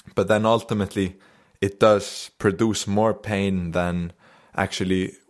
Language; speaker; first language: English; non-native, fluent; Icelandic